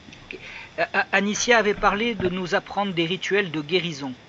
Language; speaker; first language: French; native; French